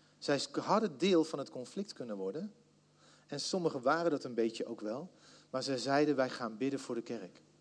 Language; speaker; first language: Dutch; native; Dutch